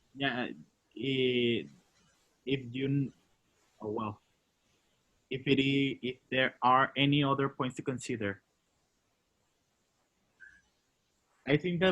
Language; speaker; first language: English; non-native, learner; Spanish